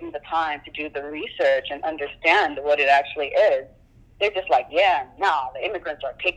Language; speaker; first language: English; non-native, local second language; Yoruba